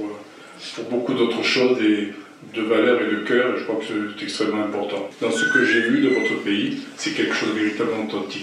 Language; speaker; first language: French; native; French